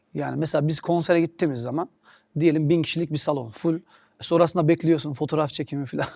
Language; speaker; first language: Turkish; native; Turkish